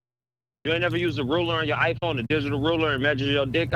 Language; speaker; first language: English; native; English